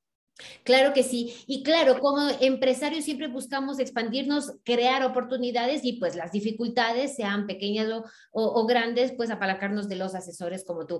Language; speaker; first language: Spanish; native; Spanish